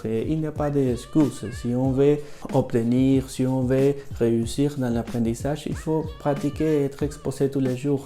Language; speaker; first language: French; non-native, fluent; Spanish